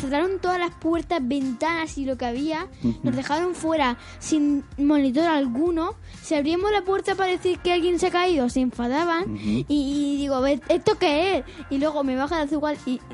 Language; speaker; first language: Spanish; native; Spanish